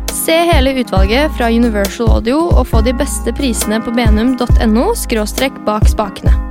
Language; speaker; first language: Norwegian; native; Norwegian